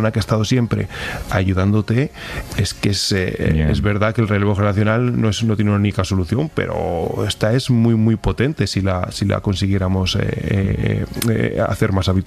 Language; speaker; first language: Spanish; native; Spanish